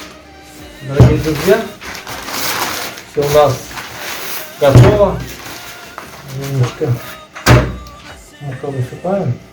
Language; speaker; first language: Russian; non-native, learner; Uzbek